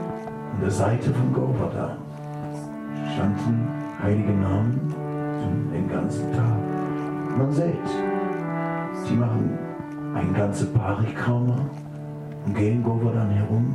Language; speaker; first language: German; non-native, fluent; Dutch